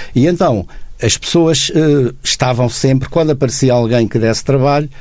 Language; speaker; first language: Portuguese; native; Portuguese